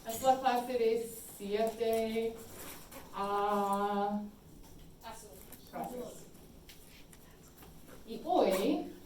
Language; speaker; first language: Spanish; non-native, fluent; English